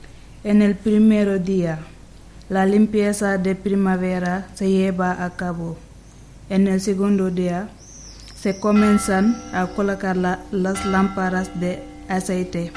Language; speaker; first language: Spanish; non-native, learner; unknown